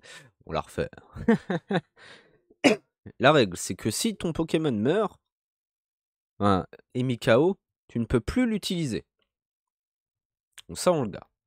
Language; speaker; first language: French; native; French